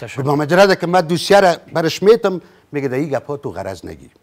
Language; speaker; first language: Persian; native; Persian